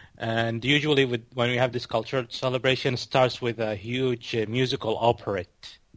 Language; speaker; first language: English; non-native, fluent; Arabic